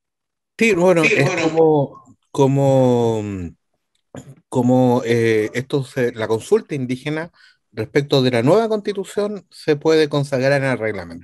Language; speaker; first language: Spanish; native; Spanish